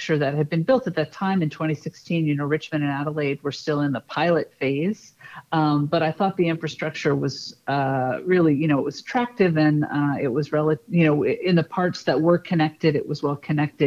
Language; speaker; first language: English; native; English